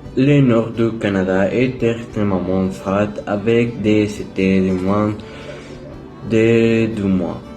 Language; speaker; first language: French; non-native, learner; Spanish